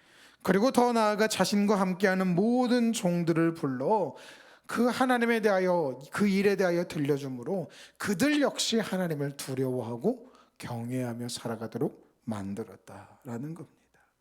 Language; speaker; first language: Korean; native; Korean